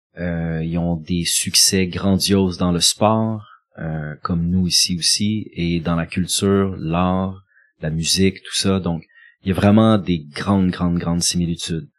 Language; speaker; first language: French; native; French